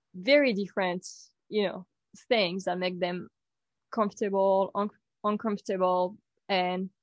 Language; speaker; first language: English; non-native, fluent; French